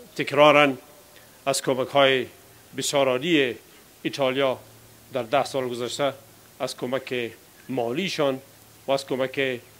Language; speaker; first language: Persian; non-native, local second language; Pashto